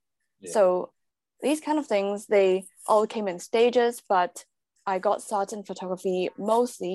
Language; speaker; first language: English; non-native, local second language; Cantonese